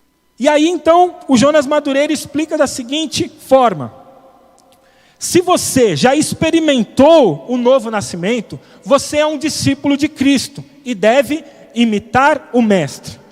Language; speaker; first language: Portuguese; native; Portuguese